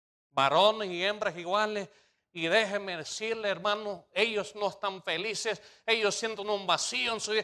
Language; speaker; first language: Spanish; non-native, fluent; English